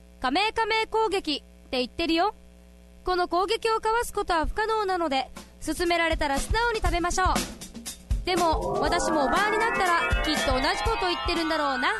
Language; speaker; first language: Japanese; native; Japanese